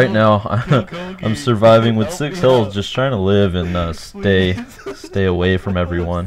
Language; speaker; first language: English; native; English